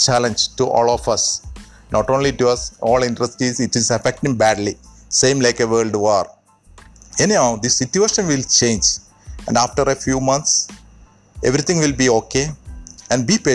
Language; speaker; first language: English; non-native, local second language; Malayalam